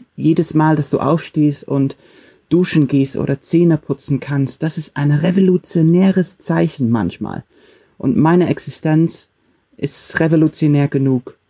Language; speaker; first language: German; non-native, fluent; English